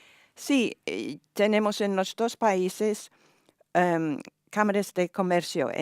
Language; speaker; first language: Spanish; non-native, fluent; English